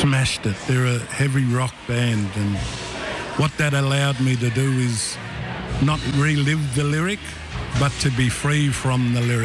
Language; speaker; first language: English; native; English